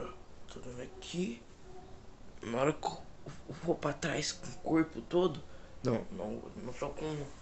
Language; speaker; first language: Portuguese; native; Portuguese